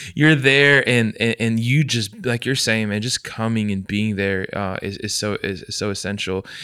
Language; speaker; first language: English; native; English